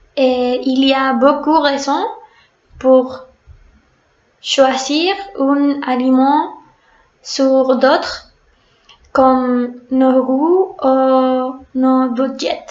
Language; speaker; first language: French; non-native, fluent; Spanish